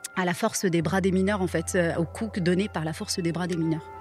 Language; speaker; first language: French; non-native, local second language; Arabic